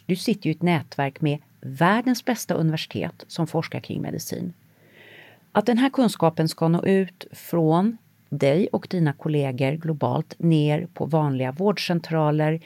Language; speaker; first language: Swedish; native; Swedish